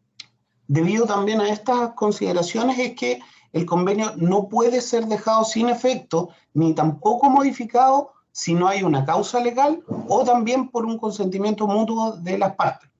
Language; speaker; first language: Spanish; native; Spanish